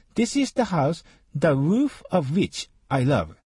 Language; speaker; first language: English; non-native, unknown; Japanese